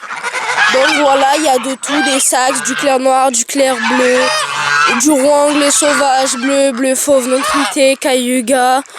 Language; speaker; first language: French; native; French